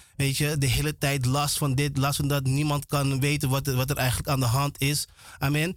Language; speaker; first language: Dutch; native; Dutch